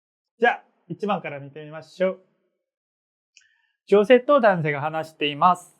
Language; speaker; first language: Japanese; non-native, fluent; Korean